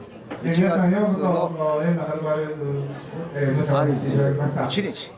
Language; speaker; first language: Japanese; non-native, fluent; Chinese